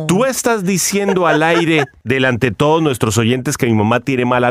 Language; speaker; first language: Spanish; native; Spanish